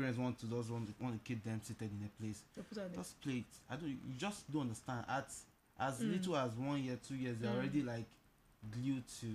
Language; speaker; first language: English; non-native, local second language; Igbo